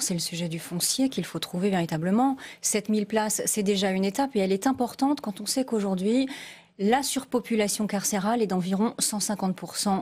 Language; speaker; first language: French; native; French